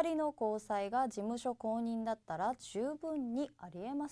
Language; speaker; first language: Japanese; native; Japanese